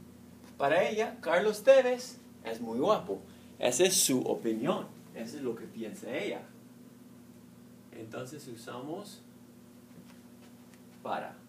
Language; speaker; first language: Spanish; non-native, fluent; English